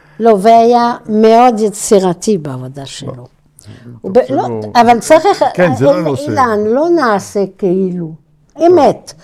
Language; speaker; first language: Hebrew; non-native, fluent; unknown